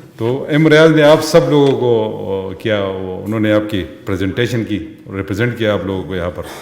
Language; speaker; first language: Urdu; non-native, local second language; Pashto